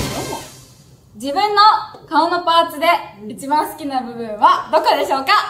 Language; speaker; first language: Japanese; native; Japanese